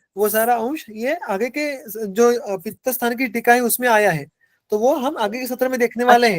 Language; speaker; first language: Hindi; non-native, local second language; Marathi